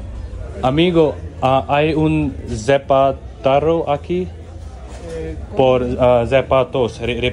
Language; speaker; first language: Spanish; non-native, learner; Hindi